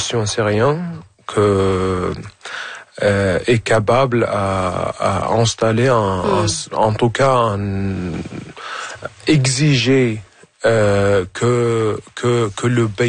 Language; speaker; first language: French; non-native, fluent; Arabic